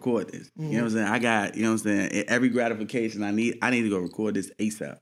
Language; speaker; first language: English; native; English